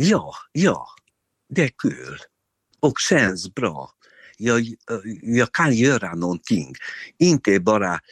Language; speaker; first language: Swedish; non-native, learner; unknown